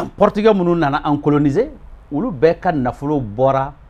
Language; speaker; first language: French; non-native, local second language; Bambara